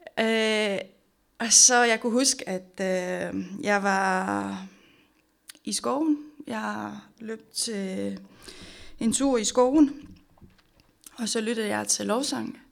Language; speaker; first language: Danish; non-native, fluent; Romanian